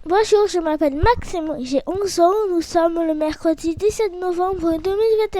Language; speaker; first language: French; native; French